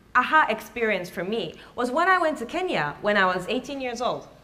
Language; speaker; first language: English; early bilingual, other home language; Japanese